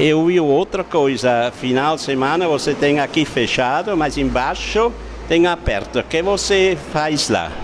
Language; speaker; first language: Portuguese; non-native, learner; German